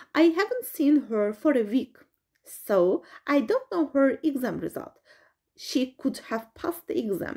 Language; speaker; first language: English; non-native, fluent; Azerbaijani